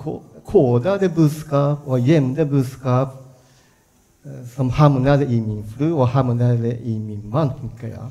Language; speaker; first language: Swedish; non-native, fluent; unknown